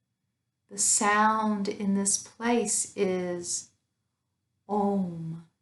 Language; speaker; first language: English; native; English